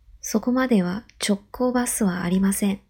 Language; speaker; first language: Japanese; non-native, fluent; Chinese